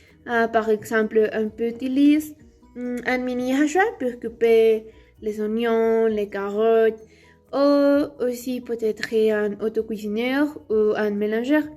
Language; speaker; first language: French; non-native, learner; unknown